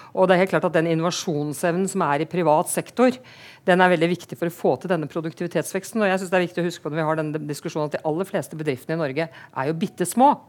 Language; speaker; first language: Norwegian; native; Norwegian